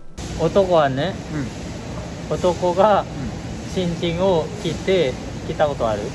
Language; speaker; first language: Japanese; non-native, learner; Indonesian